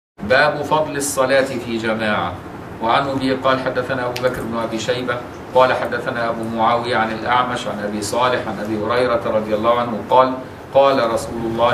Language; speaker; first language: Arabic; native; Arabic